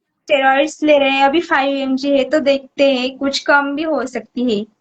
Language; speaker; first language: Hindi; native; Hindi